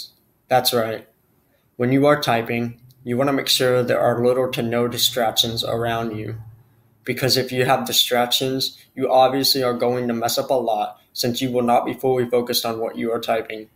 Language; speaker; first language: English; native; English